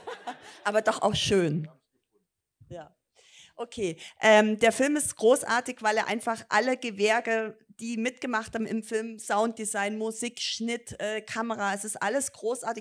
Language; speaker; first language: German; native; German